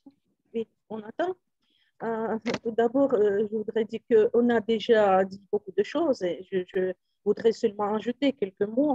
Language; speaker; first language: French; non-native, fluent; Russian